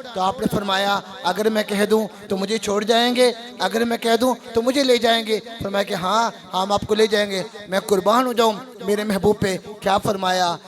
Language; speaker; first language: Urdu; non-native, local second language; Punjabi